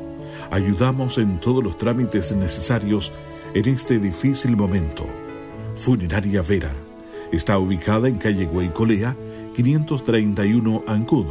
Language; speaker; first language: Spanish; native; Spanish